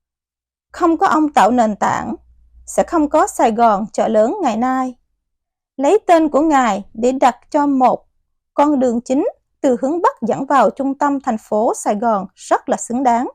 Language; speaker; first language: Vietnamese; native; Vietnamese